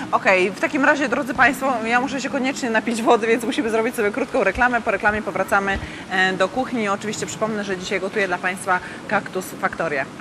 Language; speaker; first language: Polish; native; Polish